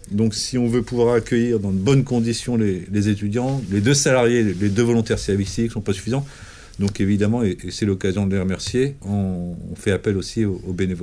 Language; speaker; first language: French; native; French